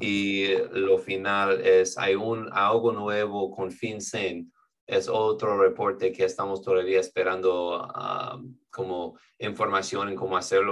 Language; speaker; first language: Spanish; non-native, fluent; English